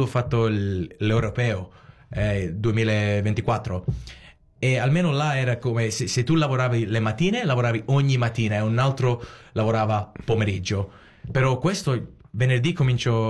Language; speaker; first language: Italian; early bilingual, heritage; Italian